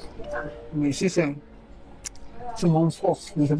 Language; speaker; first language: French; non-native, learner; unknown